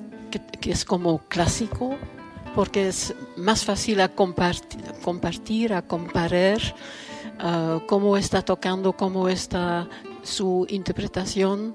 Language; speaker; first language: Spanish; non-native, fluent; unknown